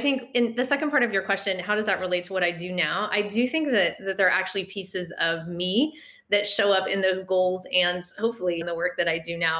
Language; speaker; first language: English; native; English